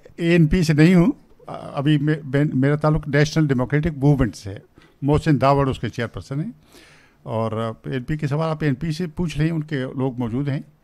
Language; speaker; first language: Urdu; non-native, local second language; Pashto